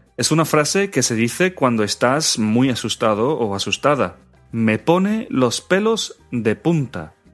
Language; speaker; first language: Spanish; native; Spanish